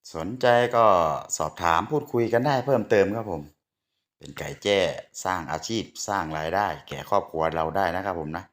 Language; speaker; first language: Thai; native; Thai